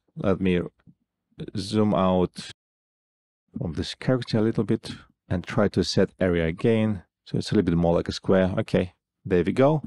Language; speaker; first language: English; non-native, fluent; Russian